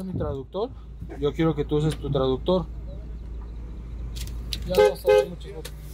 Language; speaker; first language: Spanish; native; Spanish